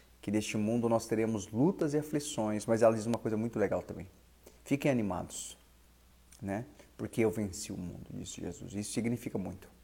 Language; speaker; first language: Portuguese; native; Portuguese